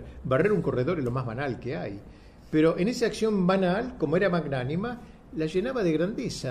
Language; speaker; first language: Spanish; native; Spanish